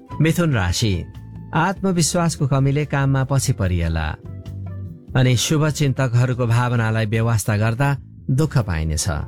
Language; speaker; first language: Nepali; native; Nepali